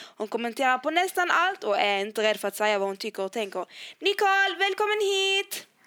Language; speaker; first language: Swedish; early bilingual, other home language; Arabic